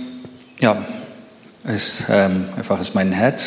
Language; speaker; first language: German; non-native, learner; Persian